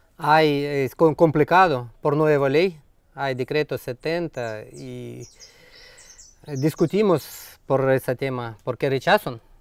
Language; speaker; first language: Spanish; non-native, learner; Russian